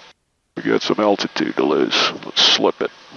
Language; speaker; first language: English; native; English